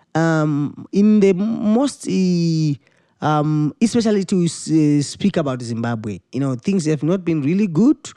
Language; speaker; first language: English; non-native, local second language; Shona